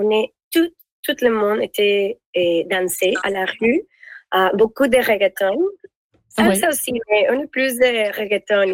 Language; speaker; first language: French; non-native, learner; Spanish